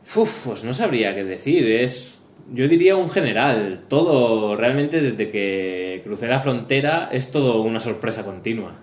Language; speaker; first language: Spanish; native; Spanish